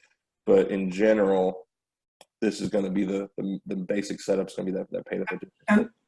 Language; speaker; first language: English; native; English